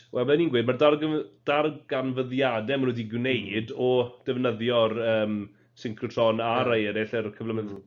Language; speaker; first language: Welsh; native; Welsh